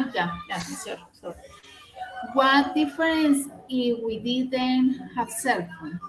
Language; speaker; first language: English; non-native, learner; Spanish